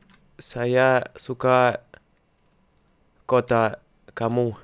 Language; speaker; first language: Indonesian; non-native, learner; Russian